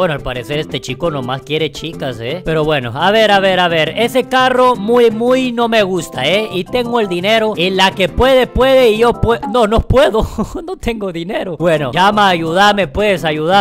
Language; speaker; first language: Spanish; native; Spanish